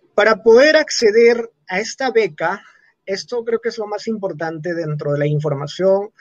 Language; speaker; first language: Spanish; non-native, local second language; Quechua